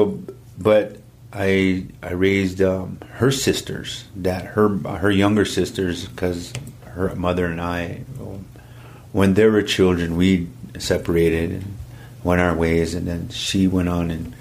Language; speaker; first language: English; native; English